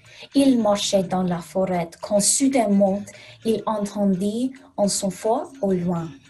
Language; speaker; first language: French; non-native, learner; English